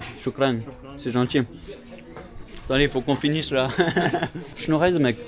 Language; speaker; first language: French; native; French